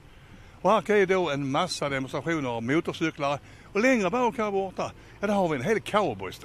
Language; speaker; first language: Swedish; native; Swedish